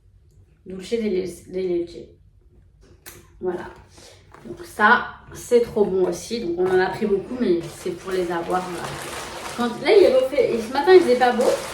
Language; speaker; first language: French; native; French